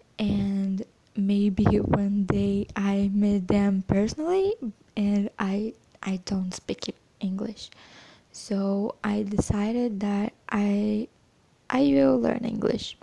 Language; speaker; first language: English; non-native, fluent; Portuguese